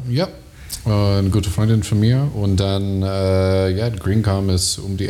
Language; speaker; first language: German; non-native, learner; English